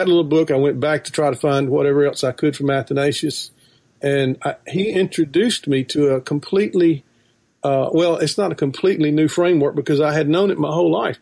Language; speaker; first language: English; native; English